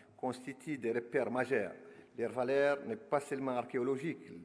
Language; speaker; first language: French; non-native, local second language; Arabic